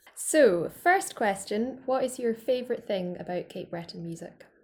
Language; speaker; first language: English; native; English